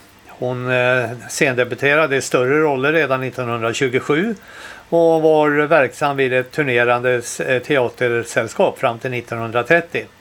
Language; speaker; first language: Swedish; native; Swedish